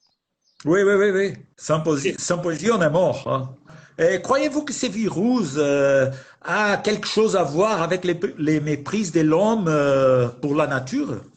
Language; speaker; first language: French; non-native, fluent; Portuguese